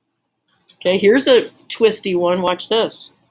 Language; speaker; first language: English; native; English